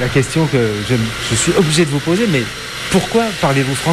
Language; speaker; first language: French; native; French